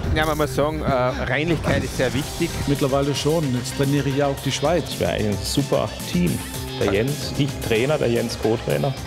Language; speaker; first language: German; non-native, local second language; Swiss German